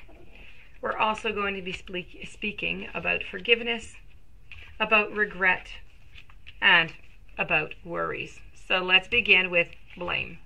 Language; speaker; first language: English; non-native, local second language; French